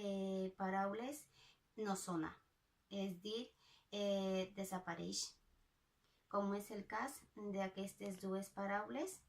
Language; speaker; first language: Catalan; non-native, local second language; Spanish